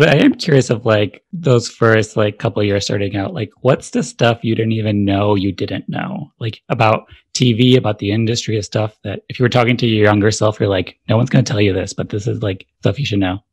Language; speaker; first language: English; native; English